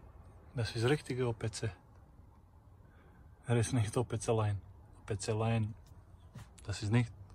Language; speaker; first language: German; non-native, learner; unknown